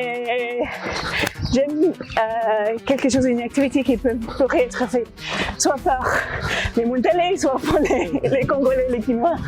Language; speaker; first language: French; non-native, fluent; English